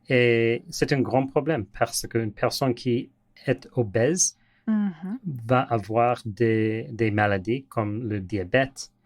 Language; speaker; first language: French; non-native, learner; English